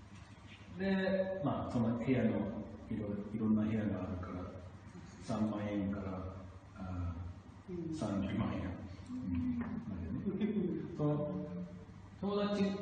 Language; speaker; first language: Japanese; non-native, fluent; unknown